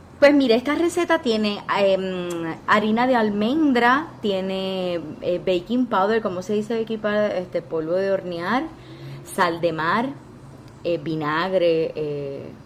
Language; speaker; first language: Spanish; native; Spanish